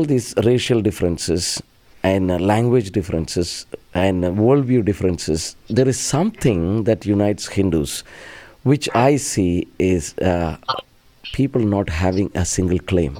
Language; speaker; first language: English; non-native, local second language; Malayalam